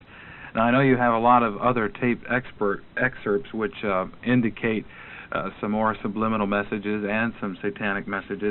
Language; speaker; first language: English; native; English